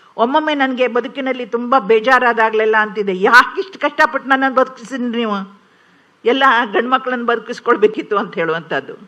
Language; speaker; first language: Kannada; non-native, local second language; Konkani